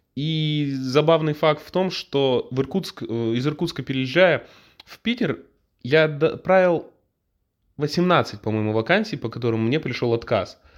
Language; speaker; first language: Russian; native; Russian